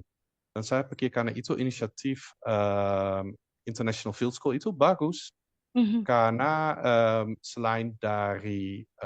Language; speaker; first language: Indonesian; non-native, fluent; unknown